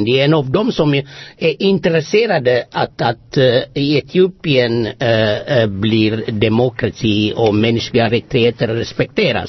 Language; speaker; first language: Swedish; non-native, fluent; Amharic